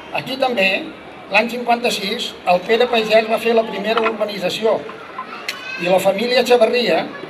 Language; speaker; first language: Catalan; native; Catalan